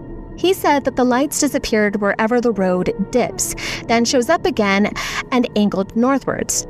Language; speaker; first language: English; native; English